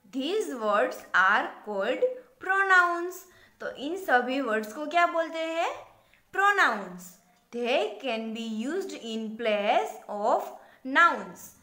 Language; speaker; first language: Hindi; non-native, local second language; Gujarati